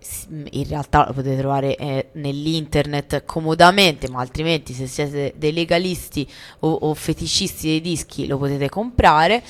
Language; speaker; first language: Italian; native; Italian